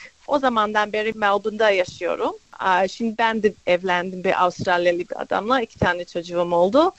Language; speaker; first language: Turkish; early bilingual, other home language; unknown